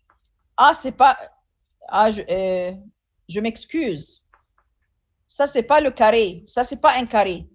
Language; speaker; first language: French; non-native, fluent; Arabic